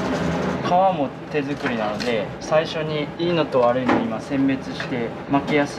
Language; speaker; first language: Japanese; native; Japanese